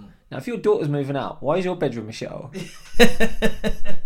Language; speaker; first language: English; native; English